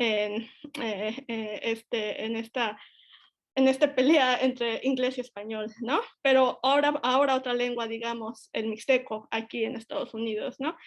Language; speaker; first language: Spanish; native; Spanish